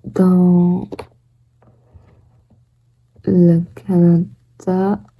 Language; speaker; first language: French; non-native, learner; Portuguese